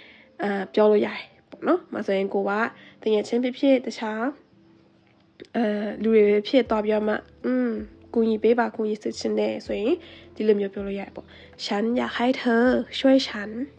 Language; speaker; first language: Burmese; native; Burmese